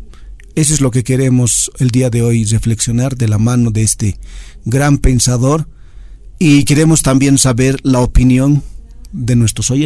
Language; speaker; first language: Spanish; native; Spanish